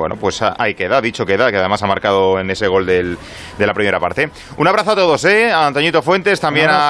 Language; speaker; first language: Spanish; native; Spanish